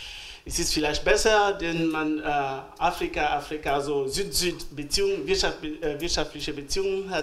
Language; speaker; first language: German; non-native, fluent; French